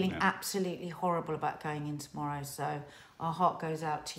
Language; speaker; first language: English; native; English